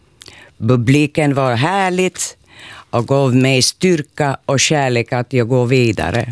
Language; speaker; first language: Swedish; non-native, local second language; Finnish